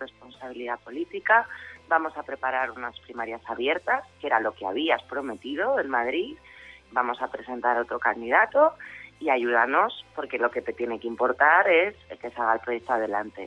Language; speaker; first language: Spanish; native; Spanish